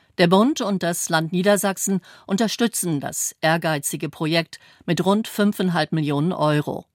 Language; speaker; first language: German; native; German